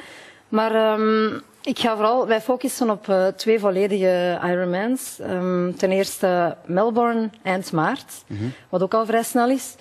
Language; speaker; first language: Dutch; native; Dutch